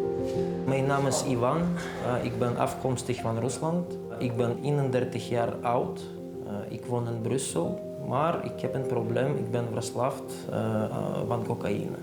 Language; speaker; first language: Dutch; non-native, fluent; Russian